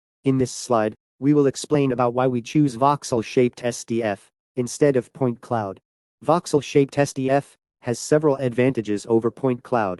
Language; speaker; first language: English; non-native, fluent; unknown